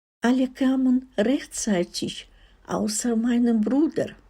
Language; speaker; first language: German; non-native, fluent; Ukrainian